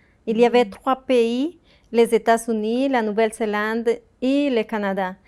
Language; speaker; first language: French; non-native, fluent; Spanish